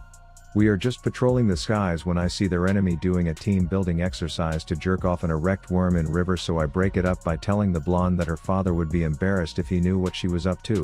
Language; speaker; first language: English; native; English